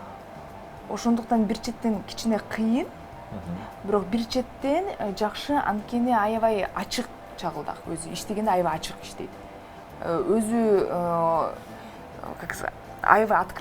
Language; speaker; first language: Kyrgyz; non-native, local second language; Russian